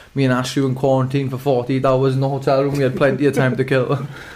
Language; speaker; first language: English; native; English